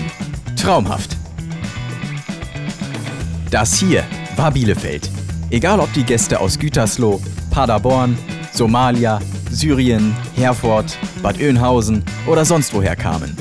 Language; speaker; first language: German; native; German